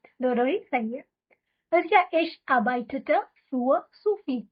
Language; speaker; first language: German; non-native, fluent; Hindi